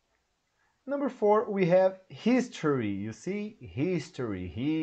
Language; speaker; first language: English; non-native, learner; Portuguese